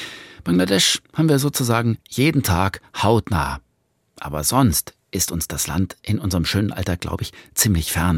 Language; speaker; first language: German; native; German